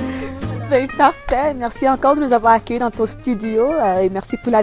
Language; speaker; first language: French; native; French